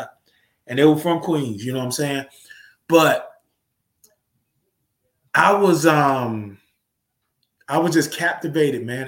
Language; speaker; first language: English; native; English